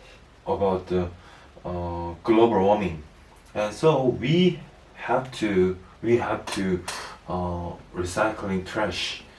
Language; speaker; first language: English; non-native, learner; Korean